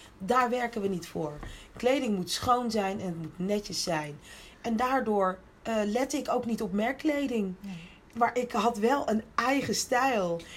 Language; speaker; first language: Dutch; early bilingual, other home language; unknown